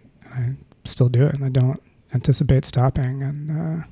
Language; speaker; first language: English; native; English